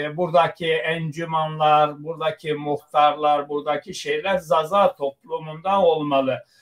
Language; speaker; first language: Turkish; non-native, local second language; Zaza